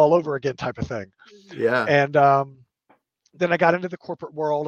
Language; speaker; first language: English; native; English